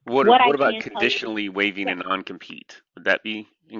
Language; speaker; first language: English; native; English